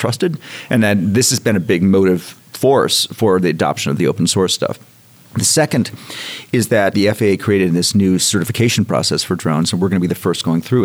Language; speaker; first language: English; native; English